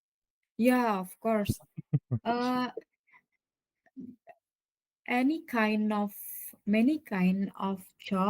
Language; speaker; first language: English; non-native, learner; Indonesian